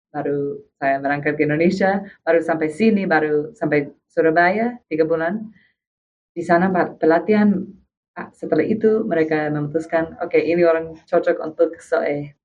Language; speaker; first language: Indonesian; non-native, fluent; English